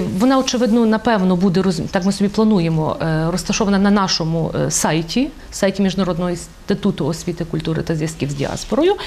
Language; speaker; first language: Ukrainian; native; Ukrainian